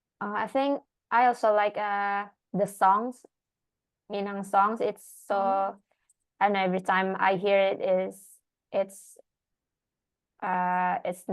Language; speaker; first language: English; non-native, learner; Indonesian